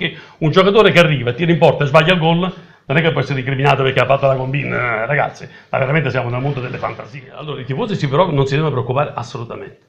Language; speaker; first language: Italian; native; Italian